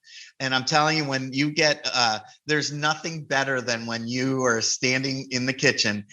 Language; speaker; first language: English; native; English